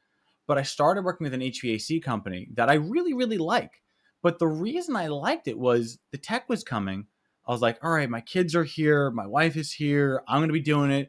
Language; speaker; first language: English; native; English